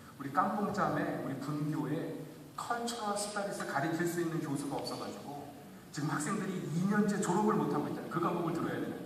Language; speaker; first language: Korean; native; Korean